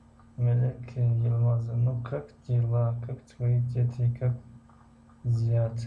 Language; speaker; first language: Russian; non-native, learner; Persian